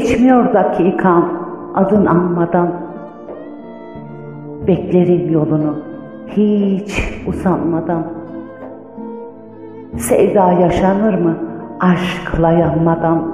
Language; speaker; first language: Turkish; native; Turkish